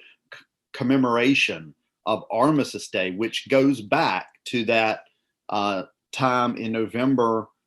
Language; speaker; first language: English; native; English